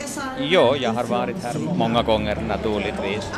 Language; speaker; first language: Swedish; non-native, fluent; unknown